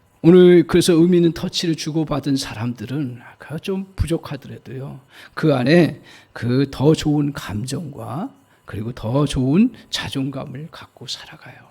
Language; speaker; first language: Korean; native; Korean